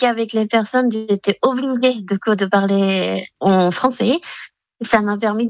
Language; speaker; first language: French; non-native, fluent; Japanese